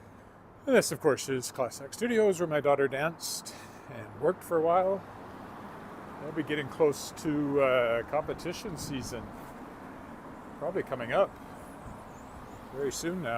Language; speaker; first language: English; native; English